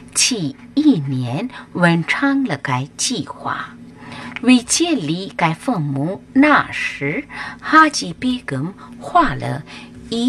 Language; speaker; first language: Chinese; non-native, fluent; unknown